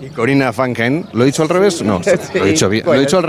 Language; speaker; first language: Spanish; native; Spanish